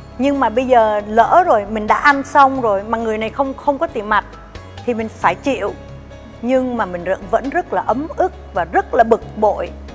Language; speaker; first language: Vietnamese; native; Vietnamese